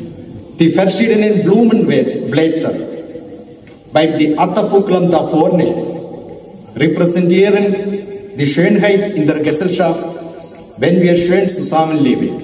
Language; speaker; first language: German; non-native, fluent; Malayalam